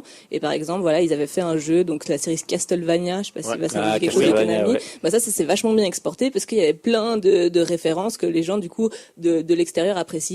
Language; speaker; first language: French; native; French